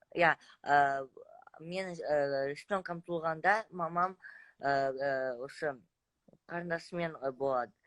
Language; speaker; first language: Kazakh; non-native, local second language; Russian